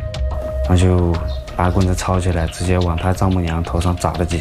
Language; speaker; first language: Chinese; native; Chinese